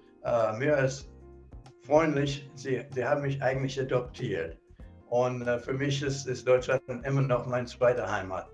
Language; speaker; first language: German; non-native, fluent; English